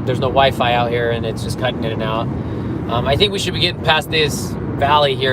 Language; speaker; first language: English; native; English